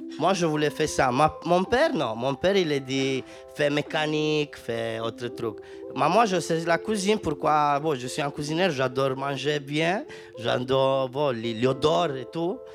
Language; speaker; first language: French; non-native, learner; Romanian